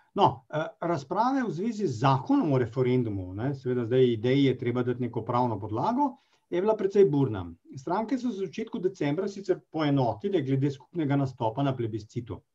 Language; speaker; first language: Slovenian; native; Slovenian